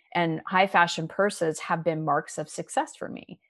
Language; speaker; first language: English; native; English